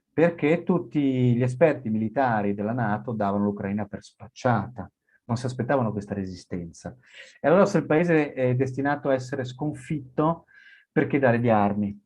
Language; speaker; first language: Italian; native; Italian